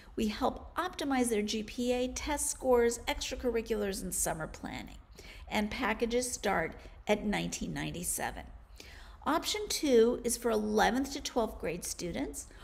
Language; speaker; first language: English; native; English